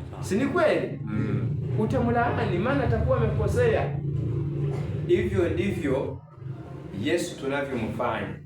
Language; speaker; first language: Swahili; non-native, local second language; Rundi